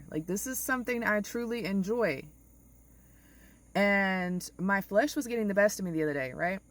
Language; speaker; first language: English; native; English